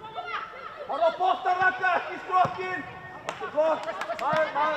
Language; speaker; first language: Icelandic; non-native, learner; Swedish